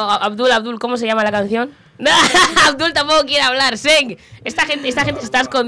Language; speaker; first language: Spanish; native; Spanish